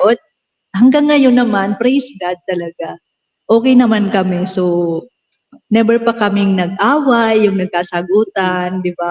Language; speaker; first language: Filipino; non-native, local second language; Bikol